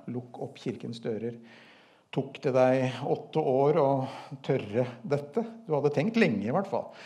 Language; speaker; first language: Norwegian; native; Norwegian